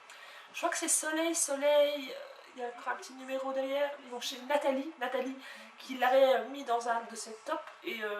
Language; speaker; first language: French; native; French